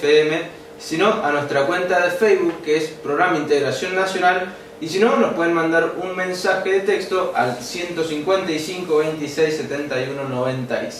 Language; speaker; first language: Spanish; native; Spanish